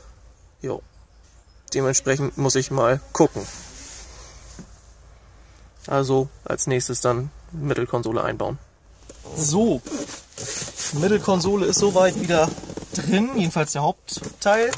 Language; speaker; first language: German; native; German